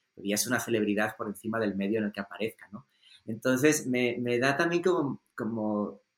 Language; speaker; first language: Spanish; native; Spanish